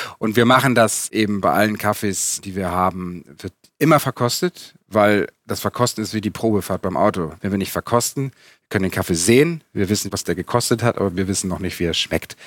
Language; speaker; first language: German; native; German